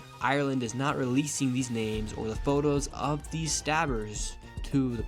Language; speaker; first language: English; native; English